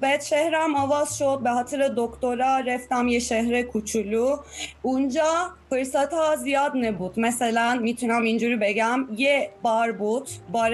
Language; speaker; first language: Persian; non-native, fluent; Turkish